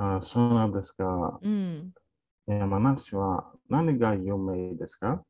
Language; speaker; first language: Japanese; non-native, learner; Greek